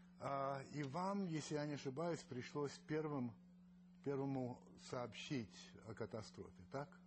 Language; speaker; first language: Russian; early bilingual, heritage; Russian